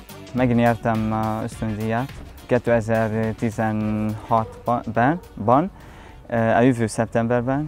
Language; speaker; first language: Hungarian; non-native, learner; Arabic